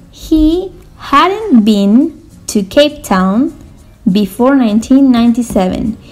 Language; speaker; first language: English; non-native, fluent; Spanish